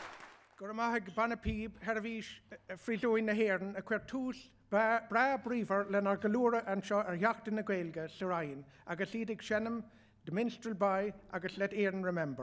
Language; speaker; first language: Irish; non-native, local second language; English